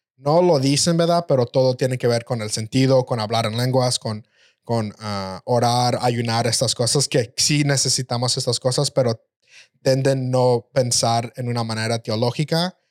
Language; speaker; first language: Spanish; early bilingual, heritage; Spanish